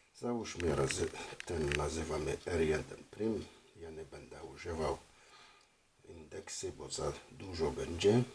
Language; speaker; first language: Polish; non-native, fluent; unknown